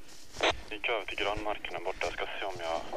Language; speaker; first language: Swedish; early bilingual, other home language; Bosnian